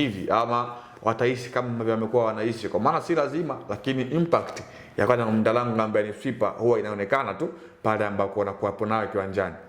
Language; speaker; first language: Swahili; native; Swahili